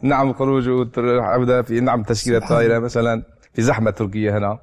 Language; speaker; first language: Arabic; non-native, learner; Turkish